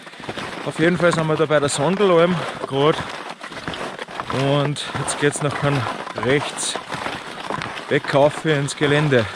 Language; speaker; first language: German; native; German